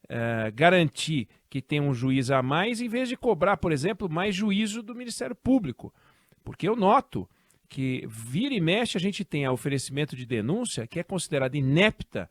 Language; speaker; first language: Portuguese; native; Portuguese